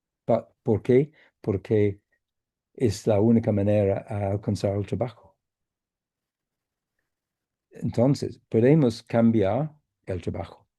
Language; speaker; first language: Spanish; non-native, fluent; English